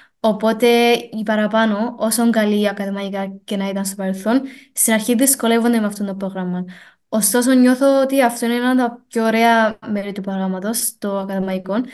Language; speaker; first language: Greek; native; Greek